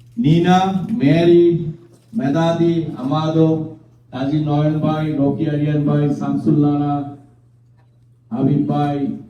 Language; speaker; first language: English; non-native, local second language; Bangla